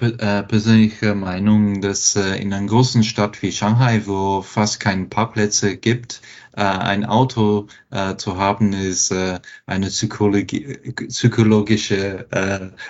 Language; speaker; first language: German; non-native, fluent; English